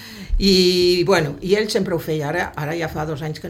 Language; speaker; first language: Catalan; native; Catalan